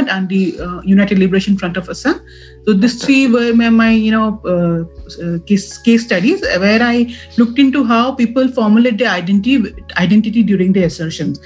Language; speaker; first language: English; non-native, local second language; Assamese